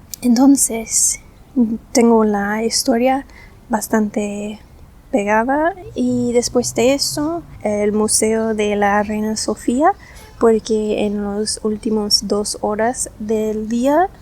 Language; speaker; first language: Spanish; non-native, fluent; English